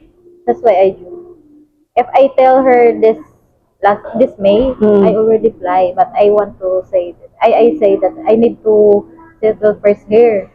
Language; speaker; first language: English; non-native, learner; Filipino